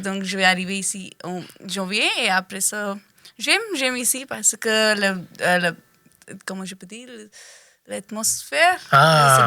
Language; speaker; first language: French; non-native, learner; Hindi